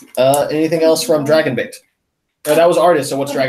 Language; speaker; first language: English; native; English